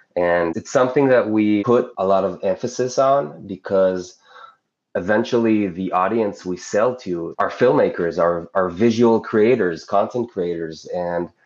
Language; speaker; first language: English; non-native, fluent; Hebrew